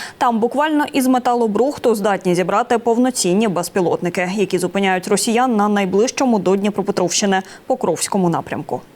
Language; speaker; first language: Ukrainian; native; Ukrainian